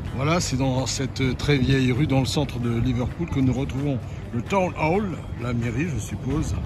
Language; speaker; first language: French; native; French